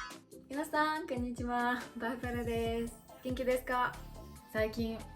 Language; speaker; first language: Japanese; non-native, learner; Russian